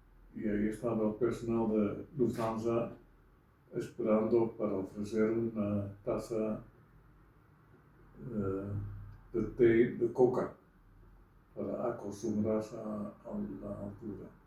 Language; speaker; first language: Spanish; non-native, fluent; Dutch